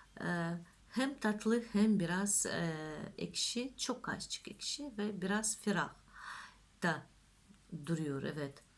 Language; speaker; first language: Turkish; non-native, learner; Russian